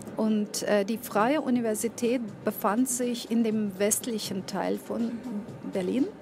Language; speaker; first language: German; non-native, fluent; Russian